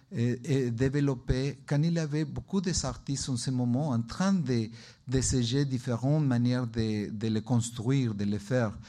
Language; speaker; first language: French; non-native, learner; Spanish